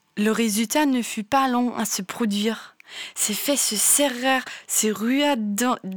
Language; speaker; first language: French; non-native, fluent; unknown